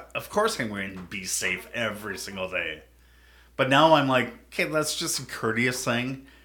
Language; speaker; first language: English; native; English